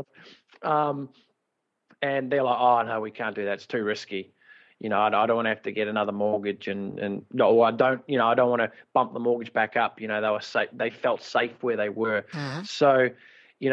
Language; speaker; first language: English; native; English